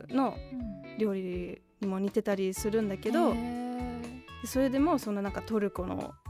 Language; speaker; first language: Japanese; non-native, fluent; German